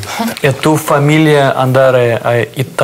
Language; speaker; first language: Italian; non-native, learner; Russian